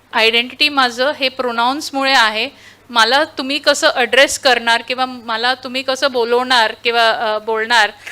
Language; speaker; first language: Marathi; non-native, local second language; Tulu